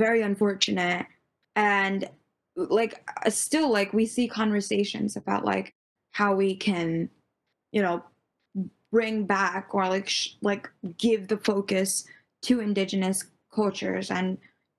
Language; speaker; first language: English; early bilingual, other home language; Tamil